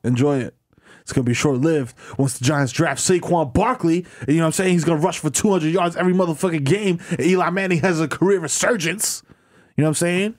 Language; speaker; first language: English; early bilingual, other home language; Spanish